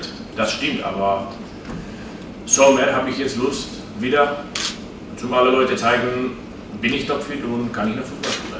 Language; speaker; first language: German; non-native, fluent; Slovak